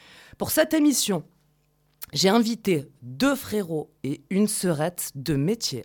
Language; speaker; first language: French; native; French